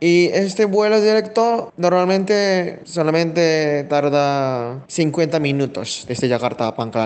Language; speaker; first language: Spanish; non-native, fluent; Indonesian